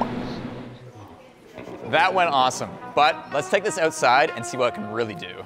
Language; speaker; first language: English; native; English